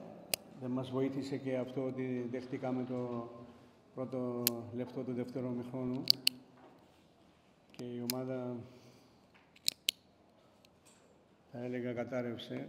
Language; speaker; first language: Greek; non-native, fluent; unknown